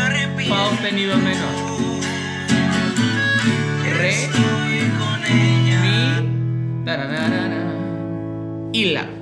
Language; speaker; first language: Spanish; native; Spanish